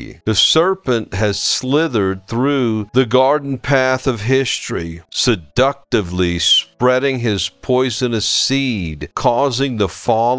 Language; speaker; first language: English; native; English